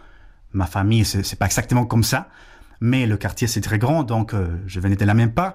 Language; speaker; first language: French; non-native, fluent; Spanish